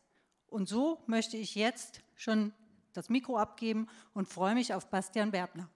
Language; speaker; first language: German; native; German